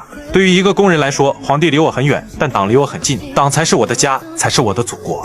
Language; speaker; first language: Chinese; native; Chinese